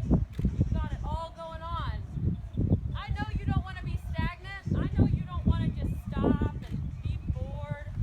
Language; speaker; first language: English; native; English